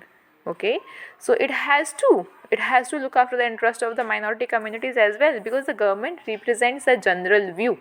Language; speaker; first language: English; non-native, local second language; Hindi